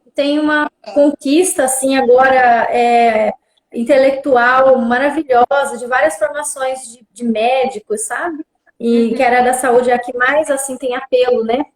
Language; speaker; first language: Portuguese; non-native, local second language; Guarani